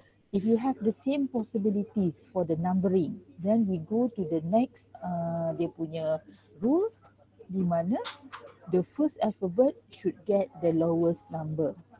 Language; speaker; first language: English; non-native, local second language; Malay